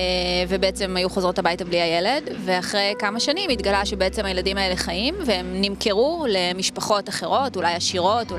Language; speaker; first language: Hebrew; native; Hebrew